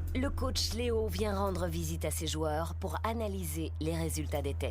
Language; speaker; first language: French; native; French